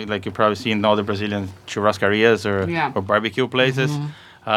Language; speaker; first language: English; non-native, fluent; Portuguese